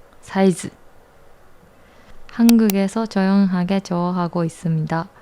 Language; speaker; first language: Korean; non-native, learner; Japanese